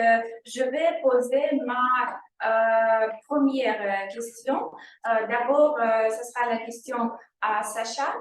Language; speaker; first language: French; non-native, fluent; Russian